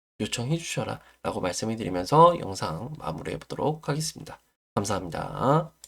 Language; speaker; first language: Korean; native; Korean